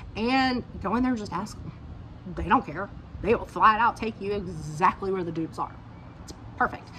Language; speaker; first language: English; native; English